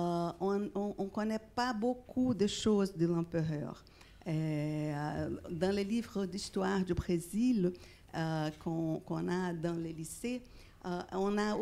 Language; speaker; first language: French; non-native, fluent; Portuguese